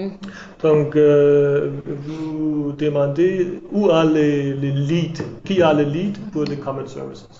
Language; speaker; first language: French; non-native, learner; English